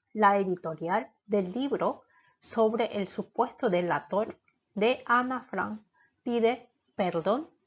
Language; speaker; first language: Spanish; non-native, fluent; Korean